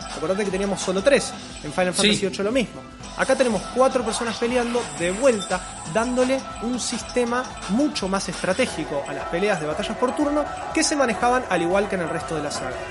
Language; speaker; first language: Spanish; native; Spanish